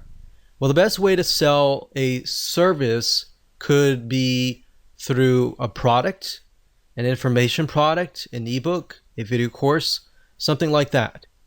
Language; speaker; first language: English; native; English